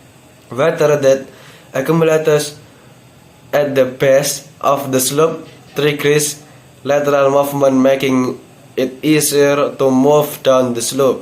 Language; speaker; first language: English; non-native, learner; Indonesian